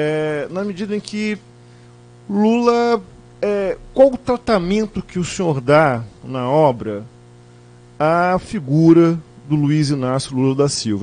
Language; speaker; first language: Portuguese; native; Portuguese